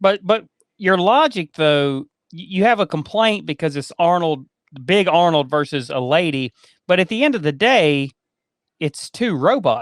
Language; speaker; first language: English; native; English